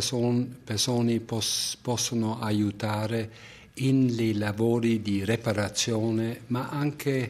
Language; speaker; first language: Italian; non-native, fluent; German